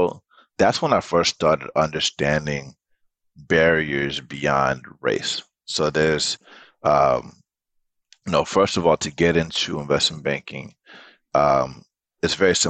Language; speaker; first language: English; native; English